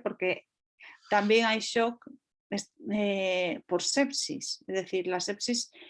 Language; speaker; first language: Spanish; native; Spanish